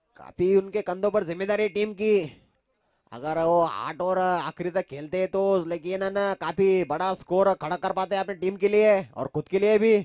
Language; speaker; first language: Hindi; non-native, local second language; Marathi